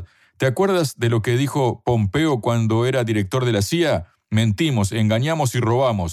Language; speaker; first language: Spanish; native; Spanish